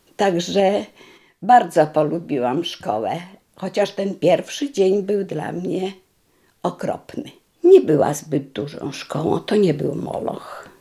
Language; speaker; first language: Polish; native; Polish